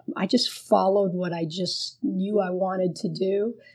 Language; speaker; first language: English; early bilingual, other home language; Spanish